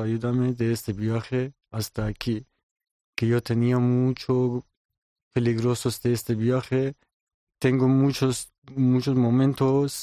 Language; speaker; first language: Spanish; non-native, learner; Persian